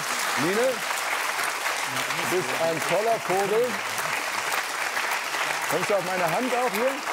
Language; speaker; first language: German; native; German